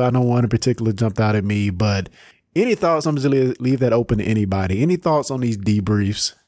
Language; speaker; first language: English; native; English